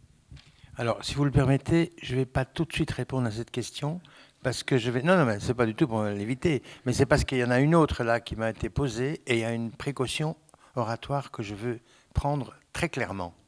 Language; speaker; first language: French; native; French